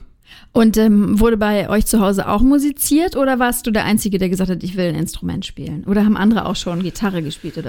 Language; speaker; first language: German; native; German